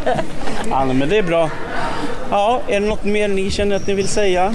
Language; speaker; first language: Swedish; native; Swedish